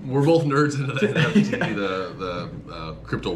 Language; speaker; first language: English; native; English